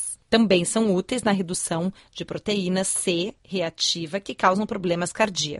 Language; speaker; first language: Portuguese; native; Portuguese